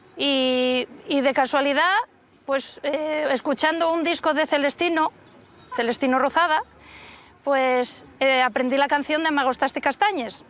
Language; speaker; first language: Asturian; native; Asturian